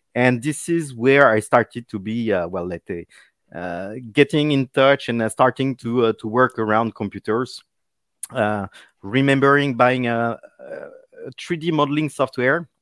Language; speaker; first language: English; non-native, fluent; French